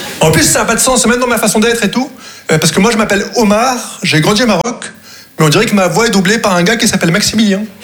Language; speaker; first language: French; non-native, local second language; Arabic